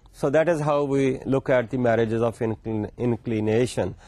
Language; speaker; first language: English; non-native, local second language; Urdu